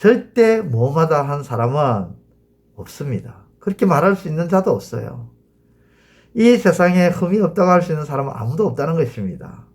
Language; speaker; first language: Korean; native; Korean